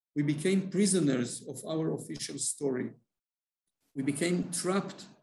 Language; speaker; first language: English; non-native, fluent; Hebrew